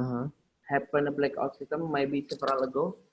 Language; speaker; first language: English; non-native, learner; Indonesian